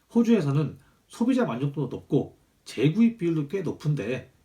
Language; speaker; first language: Korean; native; Korean